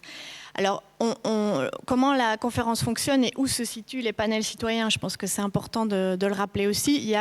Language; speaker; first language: French; native; French